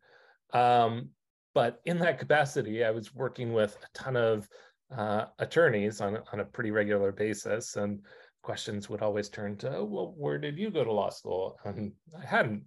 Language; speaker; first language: English; native; English